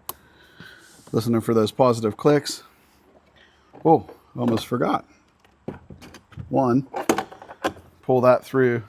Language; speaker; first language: English; native; English